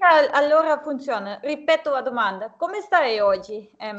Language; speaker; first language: Italian; non-native, fluent; Serbian